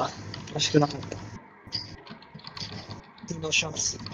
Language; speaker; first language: Japanese; non-native, learner; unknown